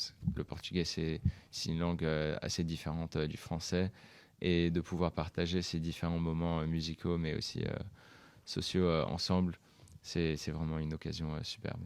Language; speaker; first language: French; native; French